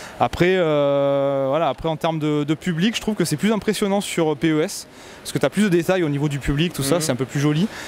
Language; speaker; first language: French; native; French